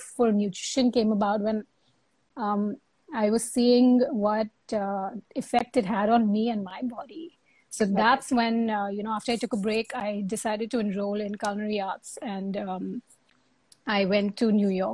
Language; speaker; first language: English; non-native, local second language; Hindi